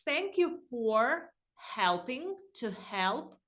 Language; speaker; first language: English; non-native, fluent; Ukrainian